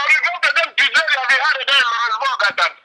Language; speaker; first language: Swedish; non-native, fluent; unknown